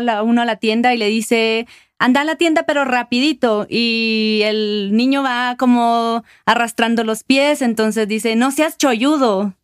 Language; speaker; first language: Spanish; native; Spanish